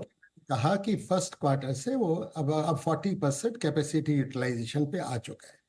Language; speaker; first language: Hindi; native; Hindi